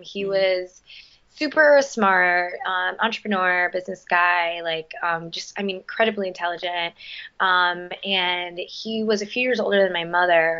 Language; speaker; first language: English; early bilingual, other home language; Spanish